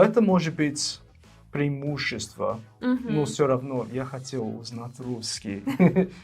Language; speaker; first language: Russian; non-native, fluent; English